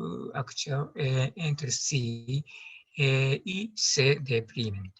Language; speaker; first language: Spanish; non-native, learner; Japanese